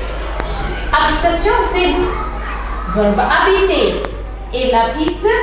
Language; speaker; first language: French; non-native, fluent; Arabic